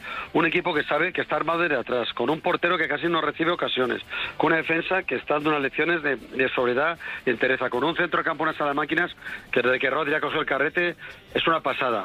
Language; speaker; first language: Spanish; native; Spanish